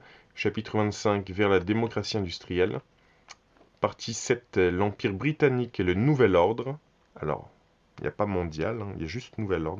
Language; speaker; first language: French; native; French